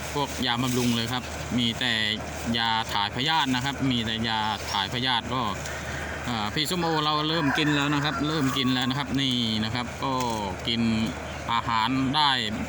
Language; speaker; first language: Thai; non-native, local second language; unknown